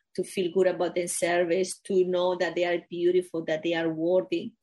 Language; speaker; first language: English; non-native, fluent; Spanish